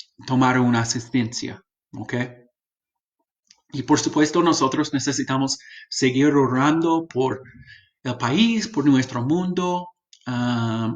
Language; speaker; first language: Spanish; non-native, fluent; English